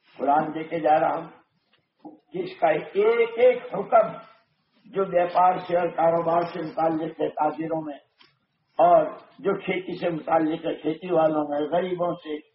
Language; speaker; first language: Urdu; non-native, local second language; Gujarati